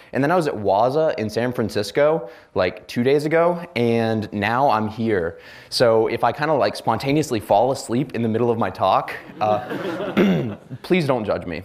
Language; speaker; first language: English; native; English